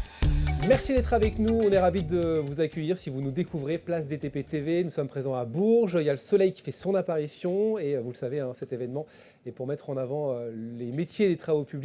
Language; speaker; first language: French; native; French